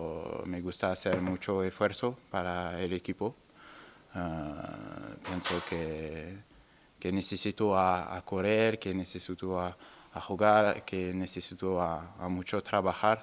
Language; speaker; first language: Spanish; non-native, learner; French